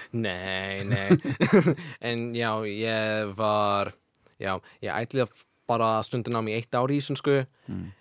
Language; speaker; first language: Icelandic; non-native, fluent; English